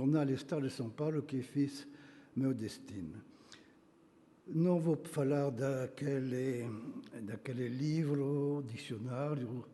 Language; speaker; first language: Portuguese; non-native, fluent; French